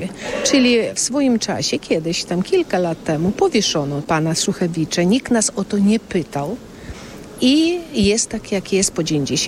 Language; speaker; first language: Polish; early bilingual, heritage; Polish